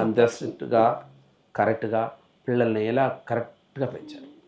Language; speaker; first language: Telugu; non-native, local second language; Tamil